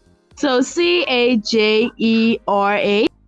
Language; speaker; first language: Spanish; non-native, learner; English